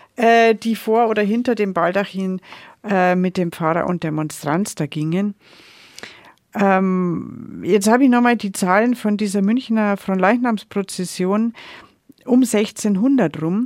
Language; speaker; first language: German; native; German